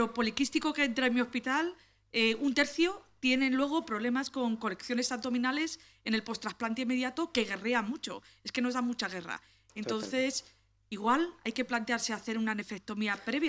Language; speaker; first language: Spanish; native; Spanish